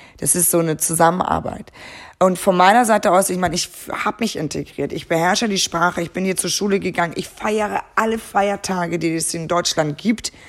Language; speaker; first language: German; early bilingual, other home language; Persian